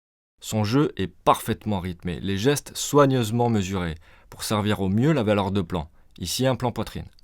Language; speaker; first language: French; native; French